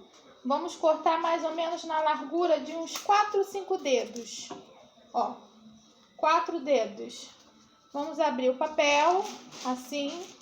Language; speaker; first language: Portuguese; native; Portuguese